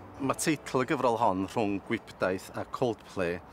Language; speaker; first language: Welsh; native; Welsh